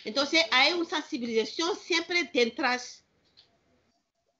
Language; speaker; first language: Spanish; non-native, learner; Malagasy